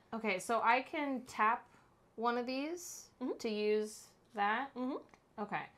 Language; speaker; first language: English; native; English